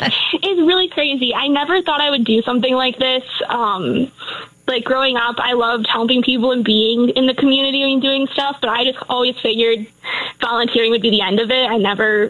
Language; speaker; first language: English; native; English